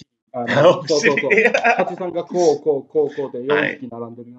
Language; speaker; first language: Japanese; native; Japanese